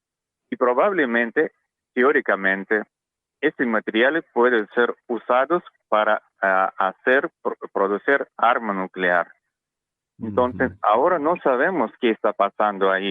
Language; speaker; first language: Spanish; non-native, learner; Russian